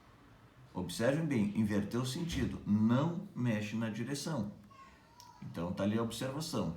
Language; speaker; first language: Portuguese; native; Portuguese